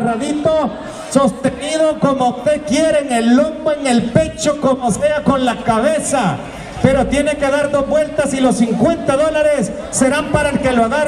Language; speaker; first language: Spanish; native; Spanish